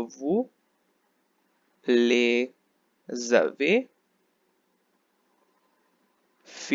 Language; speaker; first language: French; non-native, fluent; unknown